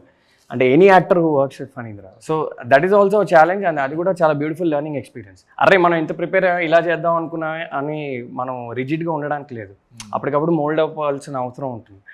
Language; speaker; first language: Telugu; native; Telugu